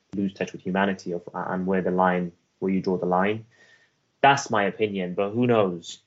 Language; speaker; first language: English; early bilingual, other home language; Persian